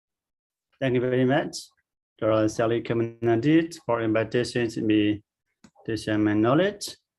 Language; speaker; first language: English; non-native, learner; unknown